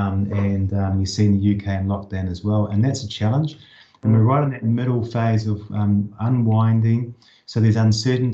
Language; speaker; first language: English; native; English